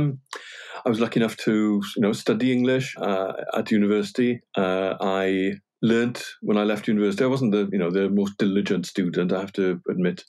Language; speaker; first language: English; non-native, local second language; Welsh